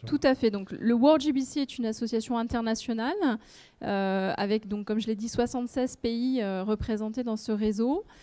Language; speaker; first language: French; native; French